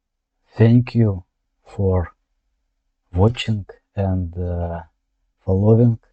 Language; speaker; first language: English; non-native, learner; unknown